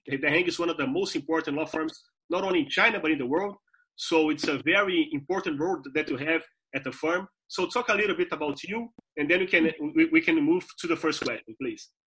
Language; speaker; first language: English; non-native, fluent; Portuguese